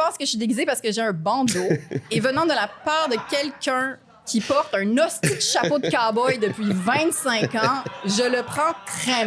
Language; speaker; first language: French; native; French